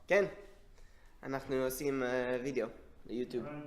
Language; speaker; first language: Hebrew; non-native, learner; English